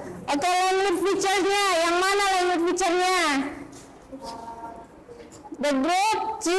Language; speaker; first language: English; non-native, learner; Indonesian